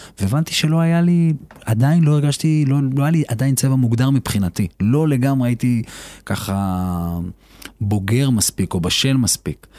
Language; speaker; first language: Hebrew; native; Hebrew